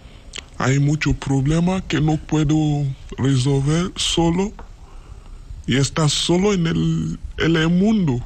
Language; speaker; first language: Spanish; non-native, learner; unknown